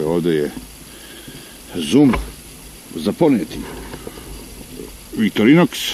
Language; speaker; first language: Serbian; native; Serbian